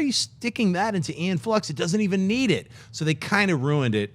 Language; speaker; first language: English; native; English